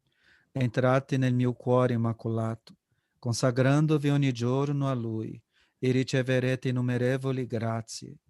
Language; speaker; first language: Italian; non-native, fluent; Portuguese